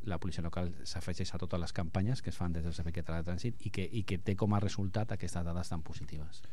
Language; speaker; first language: Catalan; non-native, local second language; Spanish